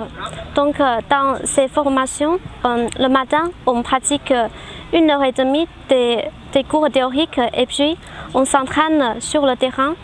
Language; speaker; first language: French; non-native, fluent; Chinese